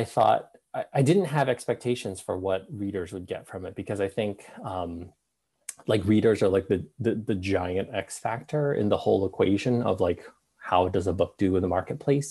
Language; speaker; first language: English; native; English